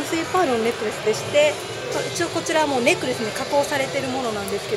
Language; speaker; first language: Japanese; native; Japanese